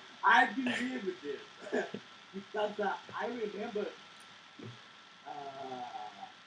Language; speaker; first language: English; non-native, learner; Portuguese